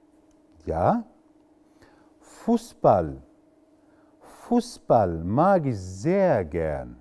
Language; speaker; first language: German; non-native, fluent; Arabic